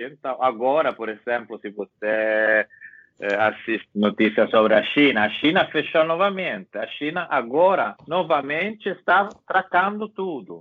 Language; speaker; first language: Portuguese; non-native, learner; Italian